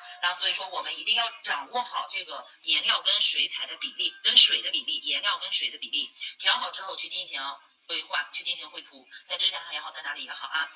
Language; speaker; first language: Chinese; native; Chinese